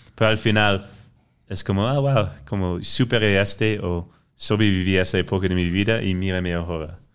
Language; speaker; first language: Spanish; non-native, fluent; French